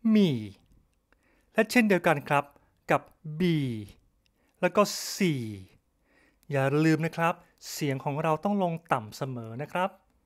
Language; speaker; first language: Thai; native; Thai